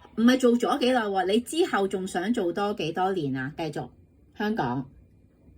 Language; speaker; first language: Cantonese; native; Cantonese